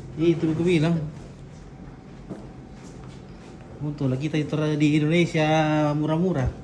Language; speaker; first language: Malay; non-native, local second language; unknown